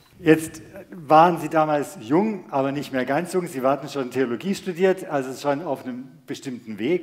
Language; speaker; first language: German; native; German